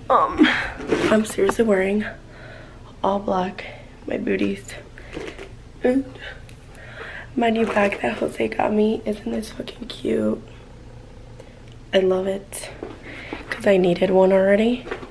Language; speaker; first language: English; early bilingual, other home language; Spanish